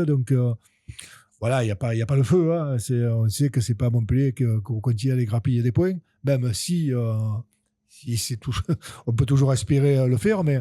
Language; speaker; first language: French; native; French